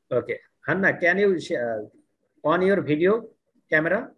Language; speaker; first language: English; non-native, learner; Bangla